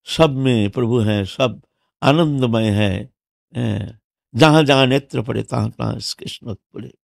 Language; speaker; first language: Hindi; non-native, local second language; Bangla